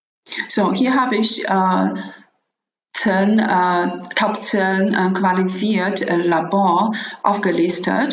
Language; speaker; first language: German; non-native, fluent; Chinese